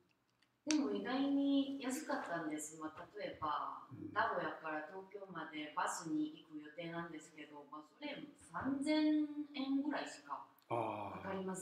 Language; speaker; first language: Japanese; non-native, fluent; Korean